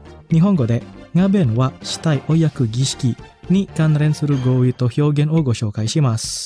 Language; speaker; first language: Japanese; non-native, fluent; Indonesian